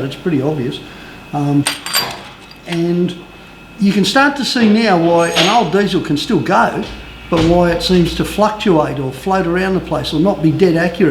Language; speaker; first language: English; native; English